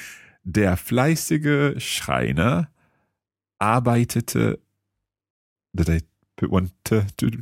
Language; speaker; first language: German; non-native, learner; English